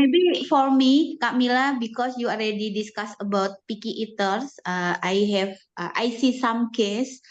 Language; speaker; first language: English; non-native, learner; Indonesian